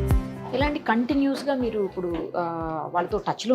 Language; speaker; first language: Telugu; native; Telugu